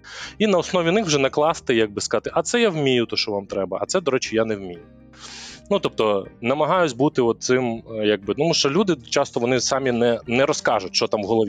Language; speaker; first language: Ukrainian; native; Ukrainian